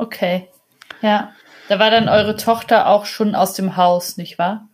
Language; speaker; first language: German; native; German